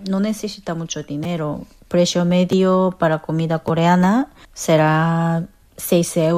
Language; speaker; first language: Spanish; non-native, fluent; Korean